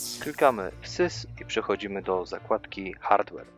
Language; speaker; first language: Polish; native; Polish